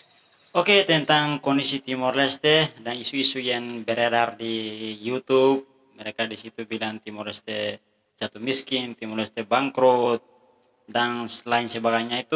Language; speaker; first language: Indonesian; non-native, fluent; Tetum